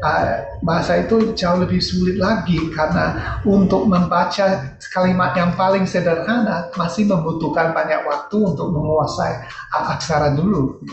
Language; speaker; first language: Indonesian; non-native, fluent; English